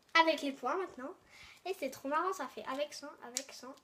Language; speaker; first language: French; native; French